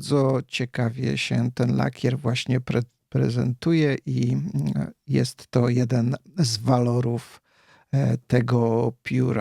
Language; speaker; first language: Polish; native; Polish